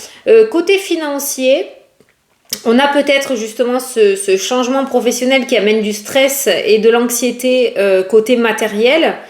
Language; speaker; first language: French; native; French